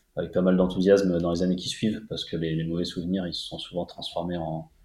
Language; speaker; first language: French; native; French